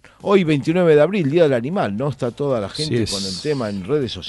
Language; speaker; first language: Spanish; native; Spanish